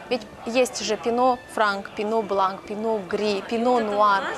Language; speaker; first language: Russian; non-native, local second language; Romanian